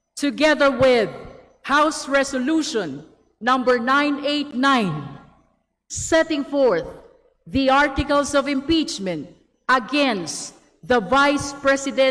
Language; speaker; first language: English; non-native, local second language; Filipino